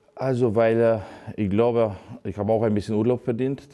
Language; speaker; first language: German; non-native, fluent; Hungarian